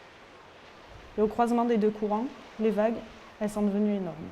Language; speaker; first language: French; native; French